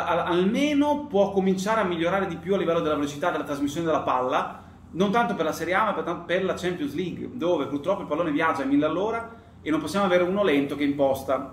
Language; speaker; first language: Italian; native; Italian